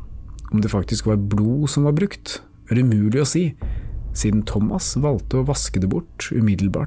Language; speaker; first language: Norwegian; native; Norwegian